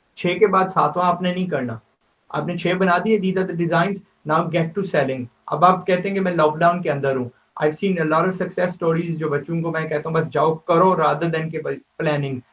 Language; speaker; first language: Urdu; native; Urdu